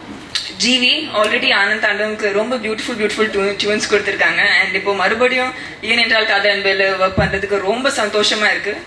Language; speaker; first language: Tamil; non-native, fluent; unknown